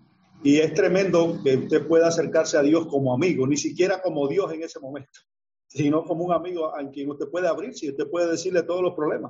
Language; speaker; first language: Spanish; native; Spanish